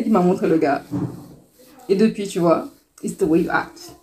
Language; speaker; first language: French; non-native, local second language; Wolof